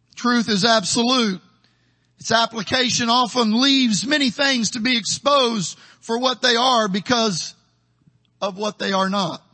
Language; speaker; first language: English; native; English